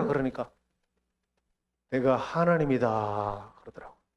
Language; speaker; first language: Korean; native; Korean